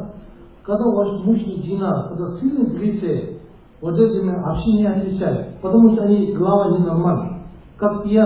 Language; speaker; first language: Russian; non-native, learner; Tibetan